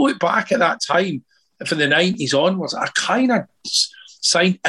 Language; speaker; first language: English; native; English